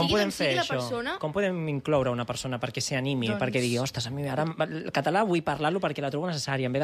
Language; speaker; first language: Catalan; native; Catalan